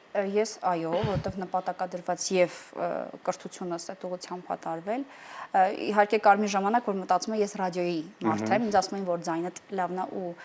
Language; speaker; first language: Armenian; native; Armenian